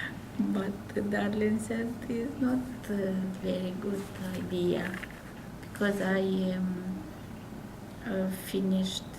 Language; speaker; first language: English; non-native, learner; Russian